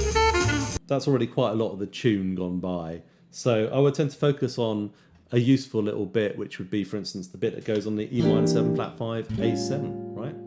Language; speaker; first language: English; native; English